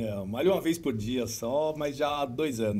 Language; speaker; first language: Portuguese; native; Portuguese